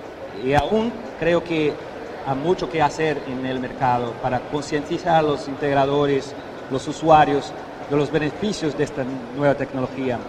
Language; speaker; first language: Spanish; non-native, fluent; Portuguese